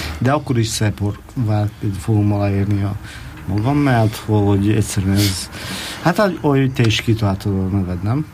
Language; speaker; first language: Hungarian; native; Hungarian